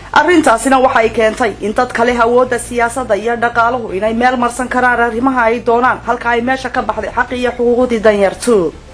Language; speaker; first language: Somali; native; Somali